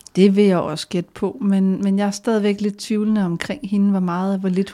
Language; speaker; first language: Danish; native; Danish